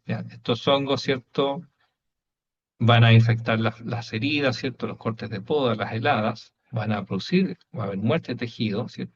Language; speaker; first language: Spanish; native; Spanish